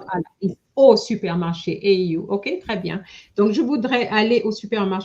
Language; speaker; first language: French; non-native, fluent; English